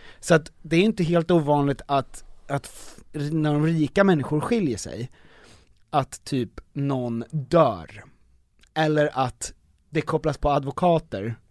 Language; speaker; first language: Swedish; native; Swedish